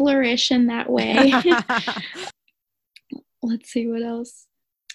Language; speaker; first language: English; native; English